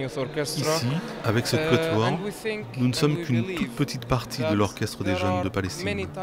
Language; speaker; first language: French; non-native, fluent; Arabic